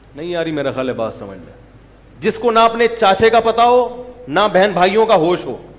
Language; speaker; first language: Urdu; native; Urdu